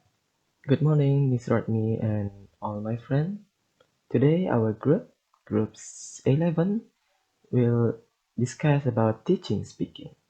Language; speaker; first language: English; non-native, learner; Indonesian